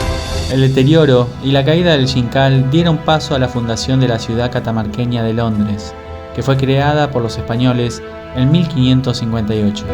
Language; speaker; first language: Spanish; native; Spanish